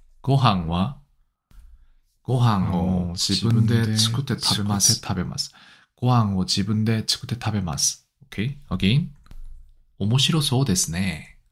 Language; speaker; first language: Japanese; non-native, learner; Korean